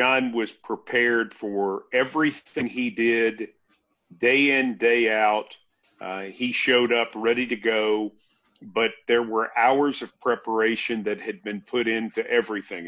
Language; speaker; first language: English; native; English